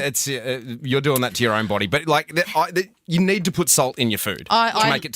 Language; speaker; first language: English; native; English